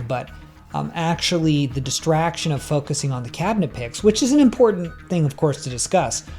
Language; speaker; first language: English; native; English